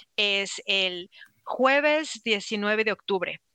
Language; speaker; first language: Spanish; native; Spanish